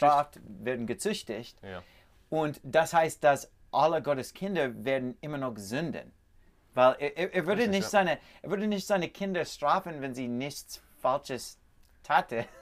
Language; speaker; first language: German; non-native, learner; English